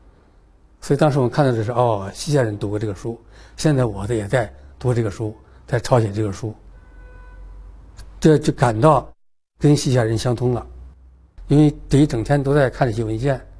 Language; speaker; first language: Chinese; native; Chinese